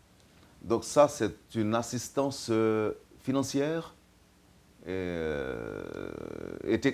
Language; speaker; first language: French; native; French